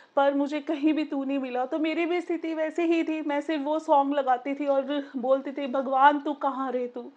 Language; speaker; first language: Hindi; native; Hindi